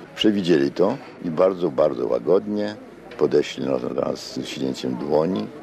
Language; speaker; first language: Polish; native; Polish